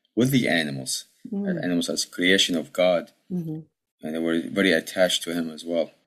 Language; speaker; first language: English; early bilingual, other home language; Arabic